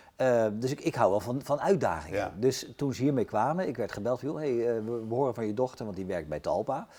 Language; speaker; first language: Dutch; native; Dutch